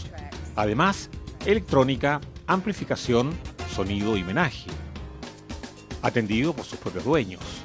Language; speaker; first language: Spanish; native; Spanish